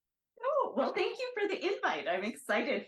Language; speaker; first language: English; native; English